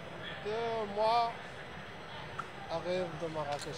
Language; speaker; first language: French; non-native, learner; Arabic